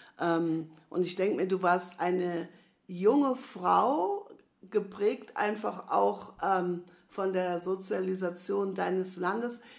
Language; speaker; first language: German; native; German